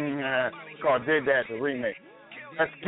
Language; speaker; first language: English; native; English